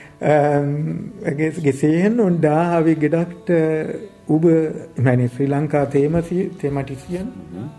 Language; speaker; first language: German; non-native, learner; Sinhala